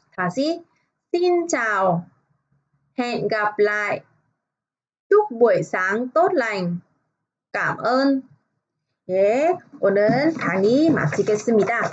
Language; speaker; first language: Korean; non-native, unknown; Vietnamese